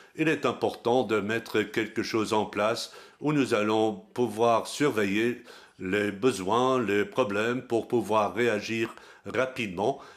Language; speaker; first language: French; non-native, local second language; Luxembourgish